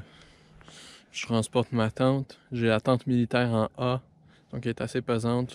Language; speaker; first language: French; native; French